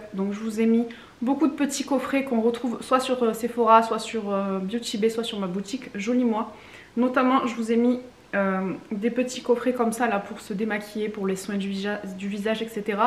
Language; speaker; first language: French; native; French